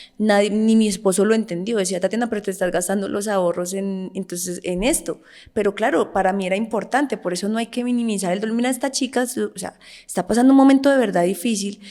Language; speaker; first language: Spanish; native; Spanish